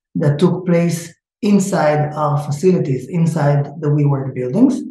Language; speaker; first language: English; non-native, fluent; Hebrew